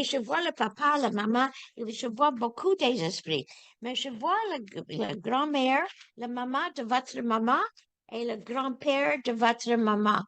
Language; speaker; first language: French; non-native, learner; English